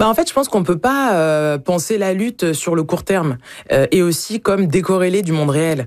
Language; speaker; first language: French; native; French